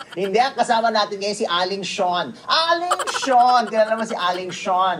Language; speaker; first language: Filipino; native; Filipino